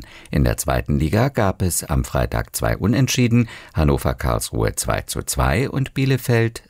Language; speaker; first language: German; native; German